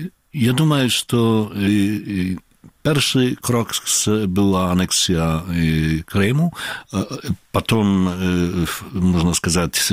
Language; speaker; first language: Ukrainian; non-native, fluent; Polish